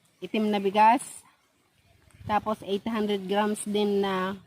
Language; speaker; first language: Filipino; non-native, local second language; Bikol